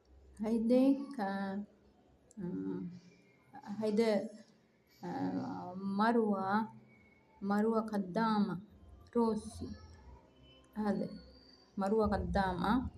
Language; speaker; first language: Arabic; non-native, learner; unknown